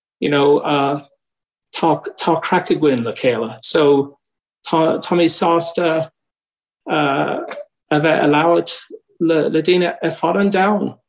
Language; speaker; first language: Irish; non-native, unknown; English